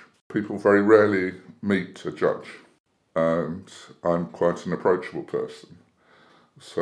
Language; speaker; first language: English; native; English